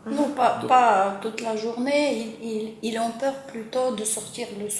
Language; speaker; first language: French; non-native, fluent; Ukrainian